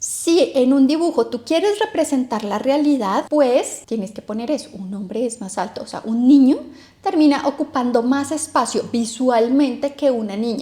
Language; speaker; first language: Spanish; native; Spanish